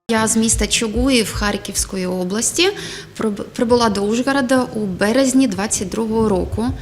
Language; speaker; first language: Ukrainian; non-native, local second language; Russian